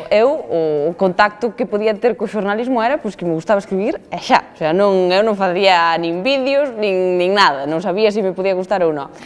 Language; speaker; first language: Galician; native; Galician